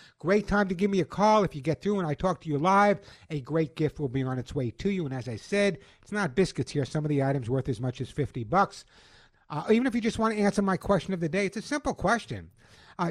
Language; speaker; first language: English; native; English